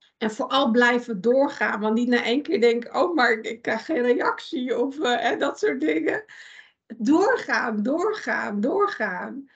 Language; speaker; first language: Dutch; early bilingual, other home language; Persian